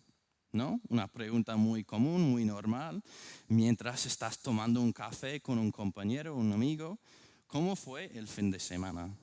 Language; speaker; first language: Spanish; non-native, fluent; English